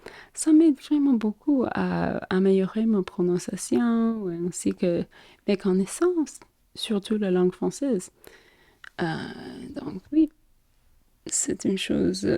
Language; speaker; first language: French; non-native, learner; English